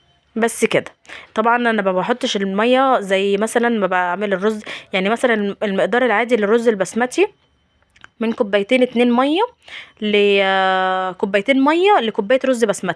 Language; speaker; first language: Arabic; native; Arabic